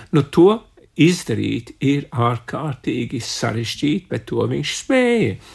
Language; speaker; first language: Latvian; early bilingual, heritage; Latvian